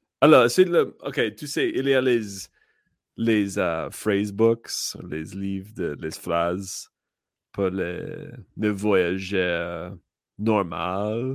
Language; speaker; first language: French; non-native, learner; English